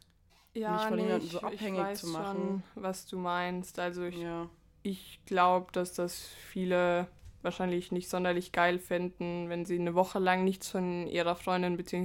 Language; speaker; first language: German; native; German